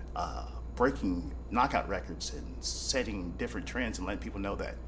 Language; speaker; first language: English; native; English